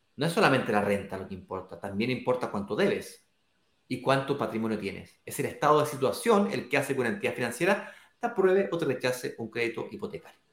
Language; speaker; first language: Spanish; native; Spanish